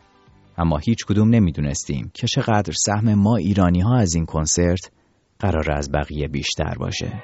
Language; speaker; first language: Persian; native; Persian